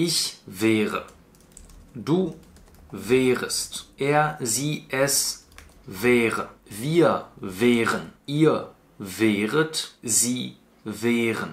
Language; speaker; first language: German; non-native, fluent; Russian